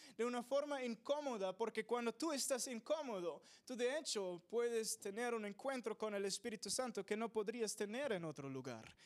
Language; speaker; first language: Spanish; non-native, fluent; English